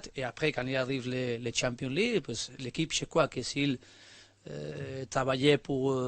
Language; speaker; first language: French; non-native, learner; Spanish